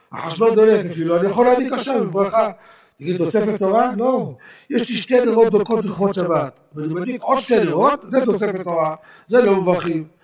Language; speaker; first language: Hebrew; native; Hebrew